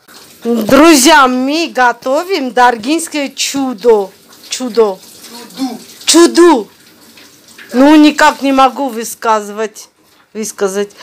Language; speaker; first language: Russian; non-native, fluent; Armenian